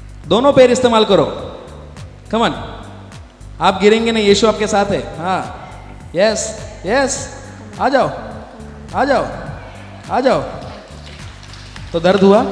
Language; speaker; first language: Hindi; non-native, local second language; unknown